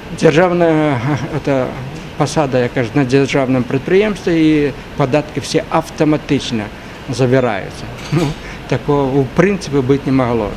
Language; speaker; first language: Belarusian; native; Belarusian